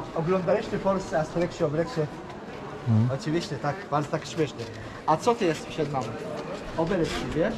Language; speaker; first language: Polish; non-native, learner; Arabic